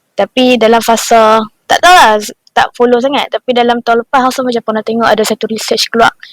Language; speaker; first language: Malay; native; Malay